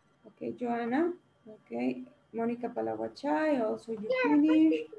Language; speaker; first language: English; non-native, learner; Spanish